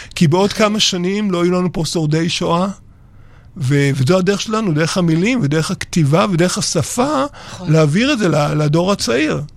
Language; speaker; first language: Hebrew; early bilingual, other home language; Spanish